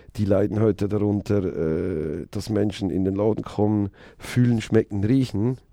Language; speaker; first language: German; native; German